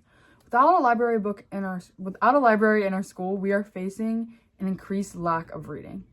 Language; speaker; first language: English; native; English